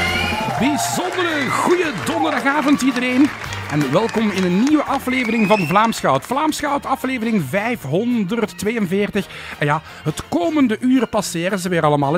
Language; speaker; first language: Dutch; native; Dutch